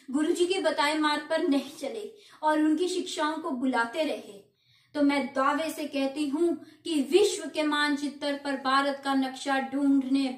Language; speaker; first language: Hindi; non-native, local second language; Punjabi